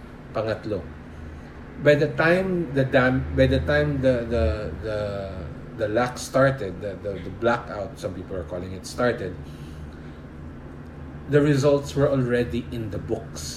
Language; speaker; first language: English; non-native, local second language; Filipino